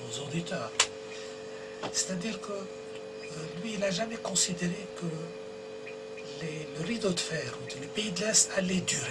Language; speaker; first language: French; non-native, local second language; Arabic